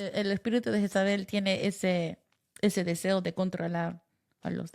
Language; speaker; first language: Spanish; early bilingual, heritage; Spanish